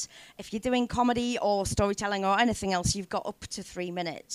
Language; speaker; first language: English; native; English